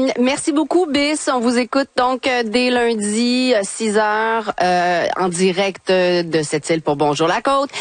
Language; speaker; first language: French; native; French